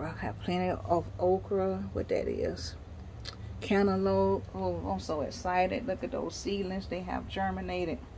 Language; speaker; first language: English; native; English